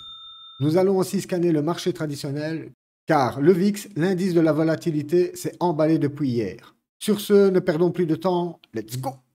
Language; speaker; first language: French; native; French